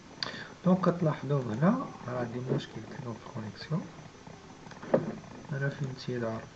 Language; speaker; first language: Arabic; native; Arabic